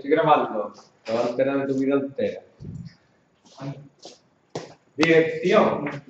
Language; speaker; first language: Spanish; native; Spanish